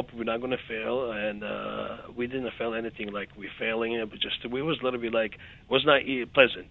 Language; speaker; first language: English; non-native, fluent; Serbian